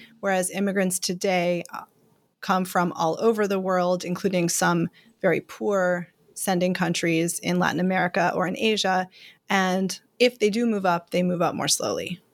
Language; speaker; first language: English; native; English